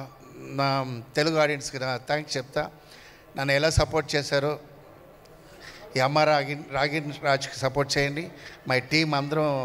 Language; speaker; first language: Telugu; non-native, fluent; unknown